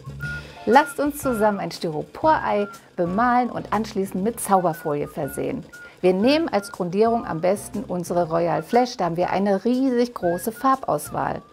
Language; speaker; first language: German; native; German